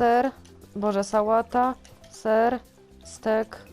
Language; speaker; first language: Polish; native; Polish